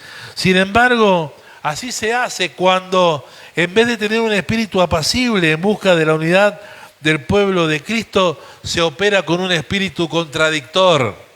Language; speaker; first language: Spanish; native; Spanish